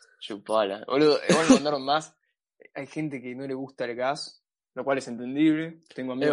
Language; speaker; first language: Spanish; native; Spanish